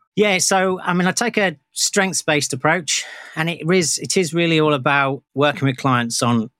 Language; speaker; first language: English; native; English